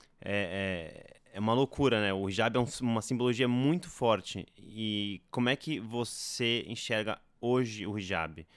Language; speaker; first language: Portuguese; native; Portuguese